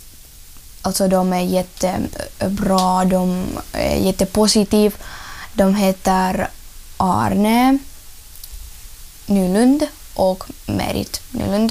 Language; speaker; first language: Swedish; early bilingual, other home language; Russian